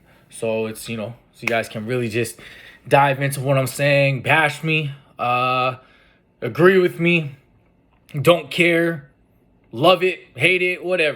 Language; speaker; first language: English; native; English